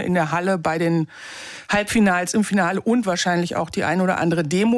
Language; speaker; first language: German; native; German